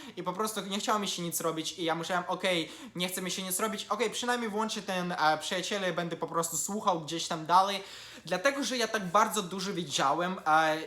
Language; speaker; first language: Polish; non-native, fluent; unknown